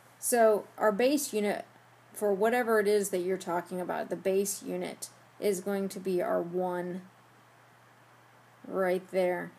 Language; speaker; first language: English; native; English